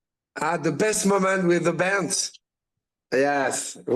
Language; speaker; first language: English; non-native, learner; French